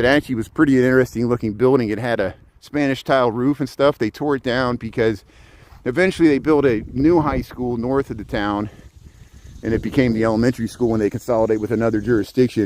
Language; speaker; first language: English; native; English